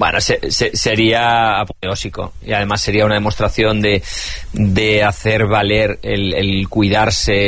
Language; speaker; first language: Spanish; native; Spanish